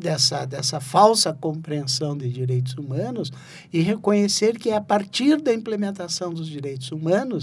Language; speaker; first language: Portuguese; native; Portuguese